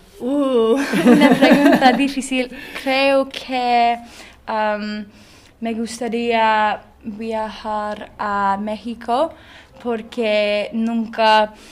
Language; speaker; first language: Spanish; non-native, learner; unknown